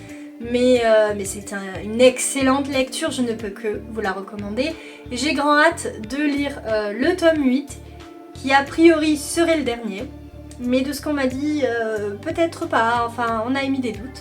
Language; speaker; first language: French; native; French